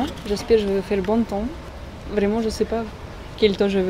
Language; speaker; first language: French; non-native, learner; Russian